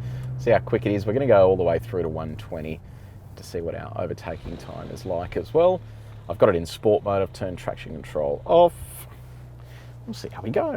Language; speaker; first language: English; native; English